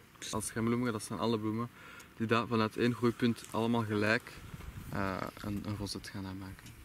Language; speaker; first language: Dutch; native; Dutch